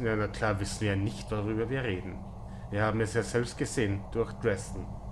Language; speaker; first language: German; native; German